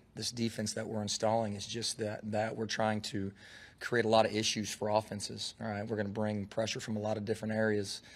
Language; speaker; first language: English; native; English